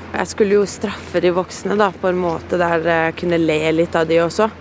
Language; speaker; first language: Norwegian; early bilingual, other home language; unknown